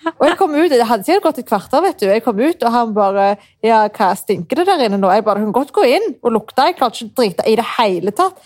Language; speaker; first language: Norwegian; early bilingual, other home language; Arabic